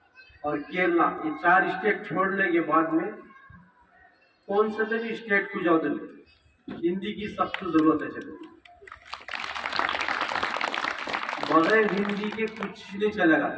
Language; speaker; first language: Hindi; non-native, local second language; Kannada